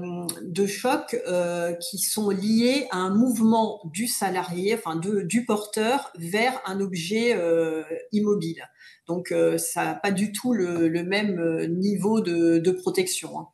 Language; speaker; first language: French; native; French